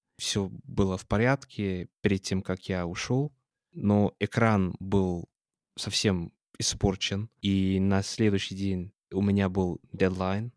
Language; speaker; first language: Russian; non-native, fluent; English